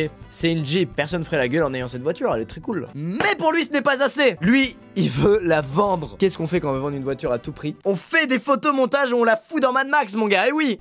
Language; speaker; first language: French; native; French